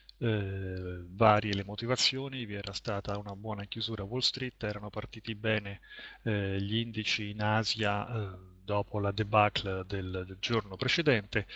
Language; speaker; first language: Italian; native; Italian